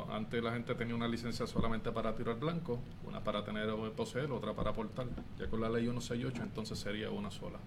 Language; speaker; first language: Spanish; native; Spanish